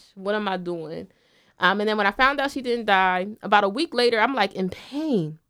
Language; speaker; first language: English; native; English